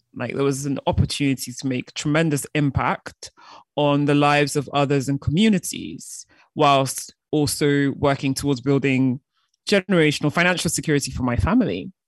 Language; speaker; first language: English; early bilingual, other home language; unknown